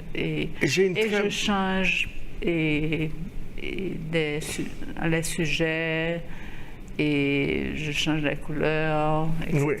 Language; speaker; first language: French; non-native, local second language; Haitian Creole